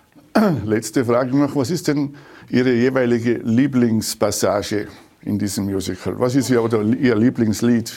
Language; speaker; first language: German; native; German